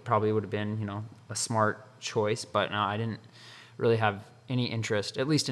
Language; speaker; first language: English; native; English